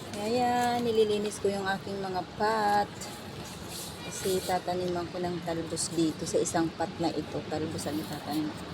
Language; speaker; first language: Filipino; non-native, local second language; Bikol